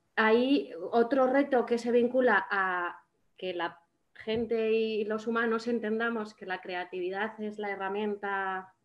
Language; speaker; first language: Spanish; native; Spanish